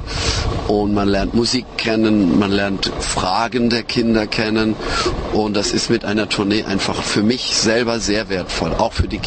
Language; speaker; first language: German; native; German